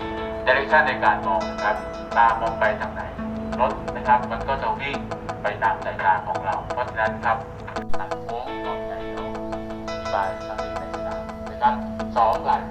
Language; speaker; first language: Thai; native; Thai